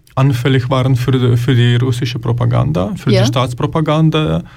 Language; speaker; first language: German; non-native, fluent; Ukrainian